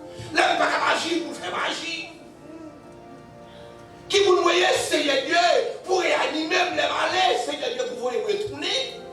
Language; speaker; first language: French; non-native, local second language; Haitian Creole